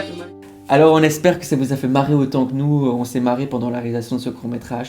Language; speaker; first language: French; native; French